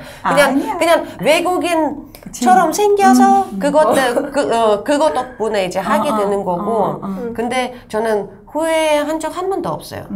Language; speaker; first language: Korean; non-native, fluent; Russian